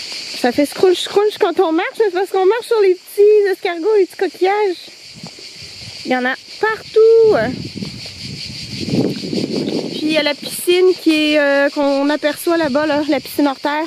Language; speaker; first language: French; native; French